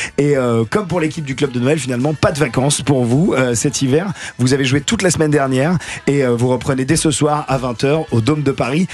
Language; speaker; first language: French; native; French